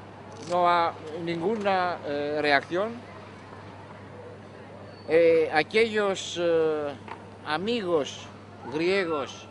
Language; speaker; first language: Spanish; non-native, fluent; Greek